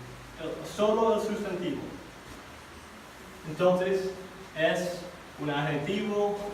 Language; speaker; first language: Spanish; non-native, fluent; English